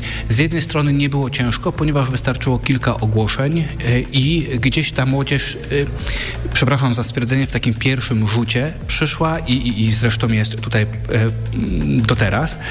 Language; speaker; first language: Polish; native; Polish